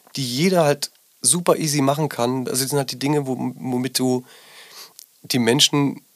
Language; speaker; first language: German; native; German